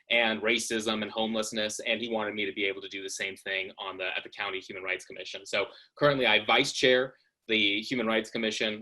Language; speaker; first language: English; native; English